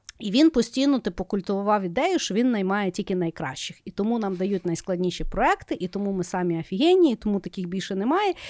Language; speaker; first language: Ukrainian; native; Ukrainian